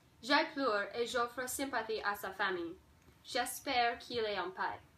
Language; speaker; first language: French; non-native, learner; English